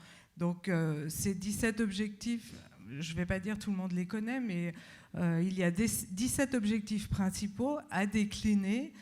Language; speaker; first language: French; native; French